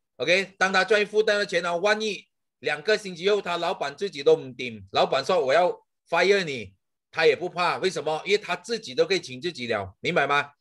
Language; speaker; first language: Chinese; native; Chinese